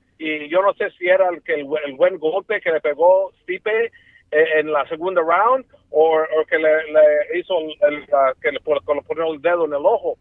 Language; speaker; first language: Spanish; early bilingual, heritage; Spanish